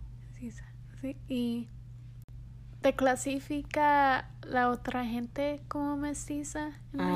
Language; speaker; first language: Spanish; early bilingual, heritage; English